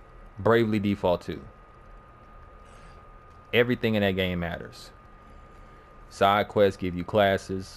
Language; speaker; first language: English; native; English